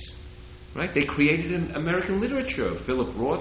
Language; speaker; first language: English; native; English